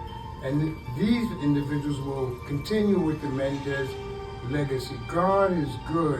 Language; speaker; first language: English; native; English